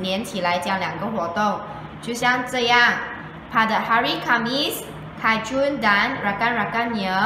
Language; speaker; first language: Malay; non-native, local second language; Chinese